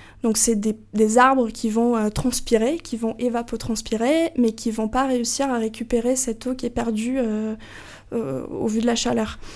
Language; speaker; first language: French; non-native, fluent; Portuguese